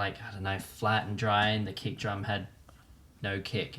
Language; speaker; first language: English; native; English